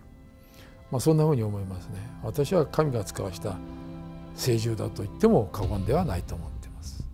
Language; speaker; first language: Japanese; native; Japanese